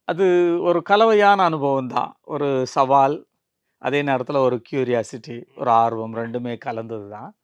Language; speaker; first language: Tamil; native; Tamil